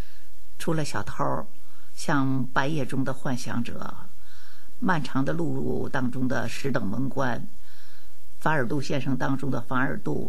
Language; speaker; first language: Chinese; native; Chinese